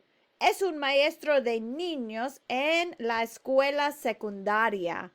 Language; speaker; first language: Spanish; non-native, fluent; English